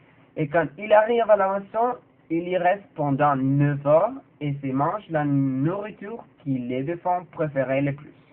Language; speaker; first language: French; non-native, learner; Spanish